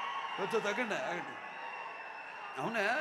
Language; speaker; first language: Telugu; native; Telugu